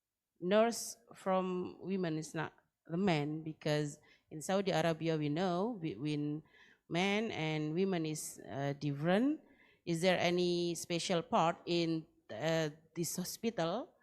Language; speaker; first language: English; non-native, learner; Indonesian